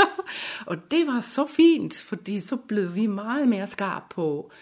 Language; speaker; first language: Danish; non-native, fluent; German